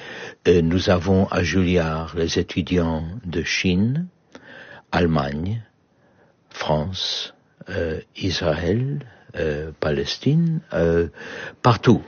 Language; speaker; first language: French; non-native, fluent; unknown